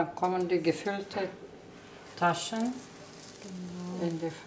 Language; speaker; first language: German; non-native, fluent; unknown